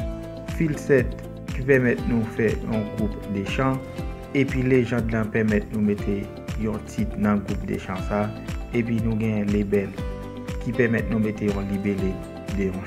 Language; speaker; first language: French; non-native, local second language; Haitian Creole